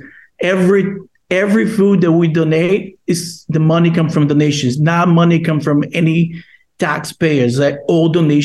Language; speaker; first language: English; non-native, fluent; Portuguese